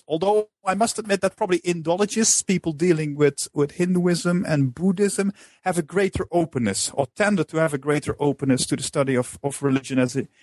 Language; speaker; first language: English; non-native, fluent; Dutch